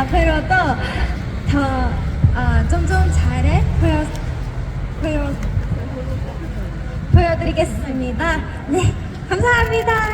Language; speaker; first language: Korean; non-native, learner; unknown